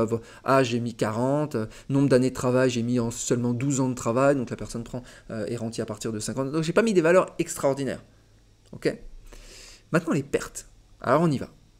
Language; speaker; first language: French; native; French